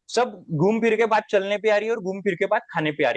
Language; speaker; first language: Hindi; non-native, local second language; Marathi